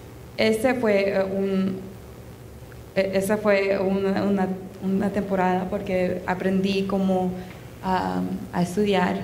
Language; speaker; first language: Spanish; early bilingual, heritage; Spanish